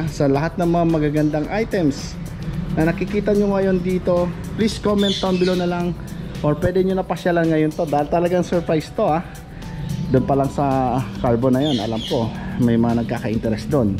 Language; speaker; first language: Filipino; native; Filipino